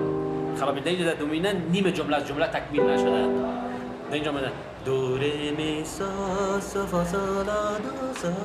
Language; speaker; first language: Persian; native; Persian